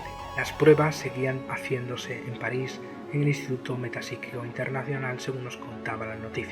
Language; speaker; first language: Spanish; native; Spanish